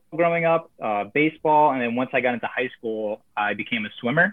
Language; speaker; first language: English; native; English